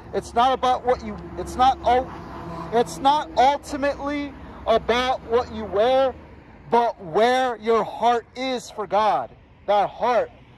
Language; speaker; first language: English; native; English